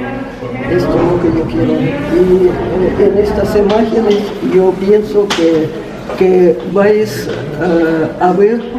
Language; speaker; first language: Spanish; non-native, fluent; Russian